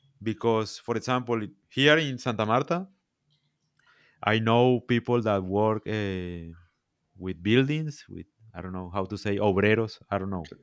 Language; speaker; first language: English; non-native, learner; Spanish